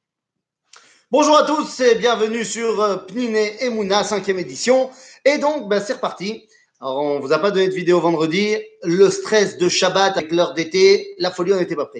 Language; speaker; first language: French; native; French